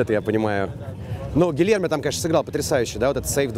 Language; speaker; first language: Russian; native; Russian